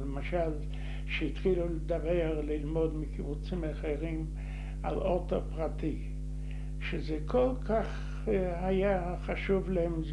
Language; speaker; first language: Hebrew; non-native, fluent; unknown